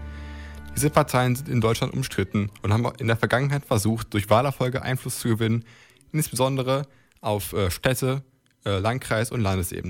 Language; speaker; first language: German; native; German